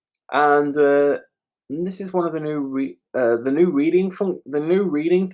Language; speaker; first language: English; native; English